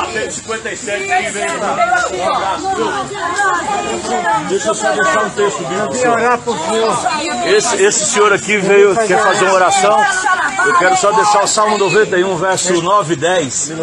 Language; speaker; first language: Portuguese; native; Portuguese